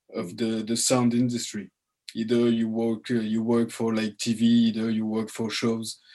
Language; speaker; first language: English; early bilingual, heritage; French